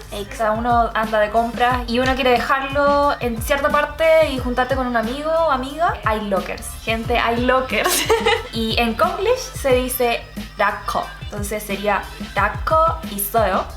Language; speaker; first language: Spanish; early bilingual, other home language; Korean